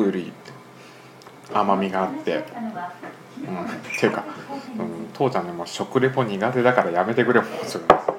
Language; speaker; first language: Japanese; native; Japanese